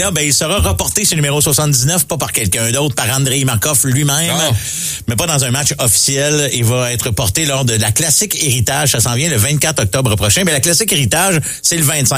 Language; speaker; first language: French; native; French